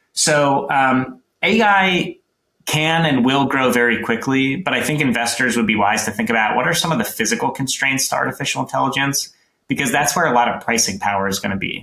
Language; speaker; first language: English; native; English